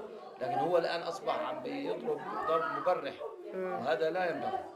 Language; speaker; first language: Arabic; native; Arabic